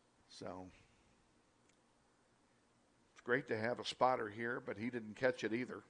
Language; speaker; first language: English; native; English